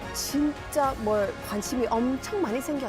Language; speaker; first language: Korean; non-native, fluent; English